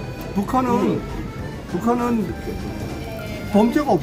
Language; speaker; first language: French; non-native, learner; Korean